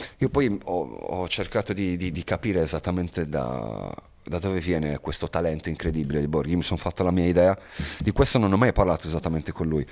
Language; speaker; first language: Italian; native; Italian